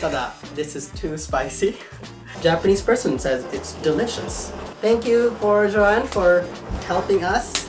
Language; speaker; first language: English; non-native, local second language; Filipino